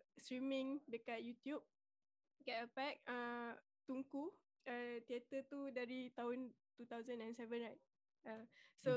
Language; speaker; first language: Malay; native; Malay